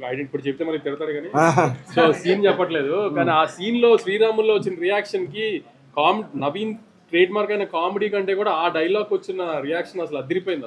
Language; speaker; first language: Telugu; native; Telugu